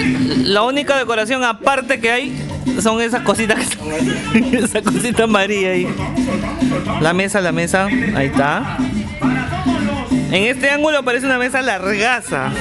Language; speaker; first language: Spanish; native; Spanish